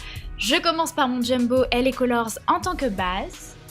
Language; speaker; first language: French; native; French